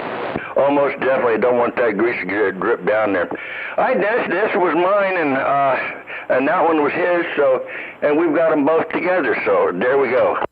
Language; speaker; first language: English; native; English